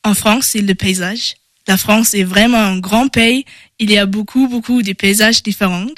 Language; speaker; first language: French; non-native, learner; German